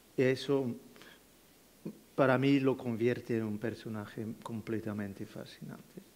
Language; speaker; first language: Spanish; non-native, fluent; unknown